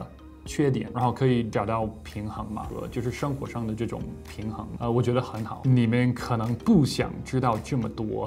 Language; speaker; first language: Chinese; non-native, fluent; English